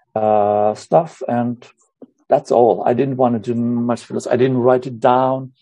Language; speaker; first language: English; non-native, fluent; Romanian